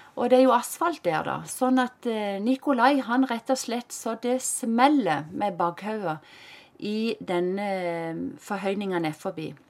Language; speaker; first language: Norwegian; native; Norwegian